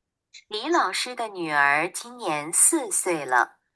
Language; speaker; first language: Chinese; non-native, learner; Bangla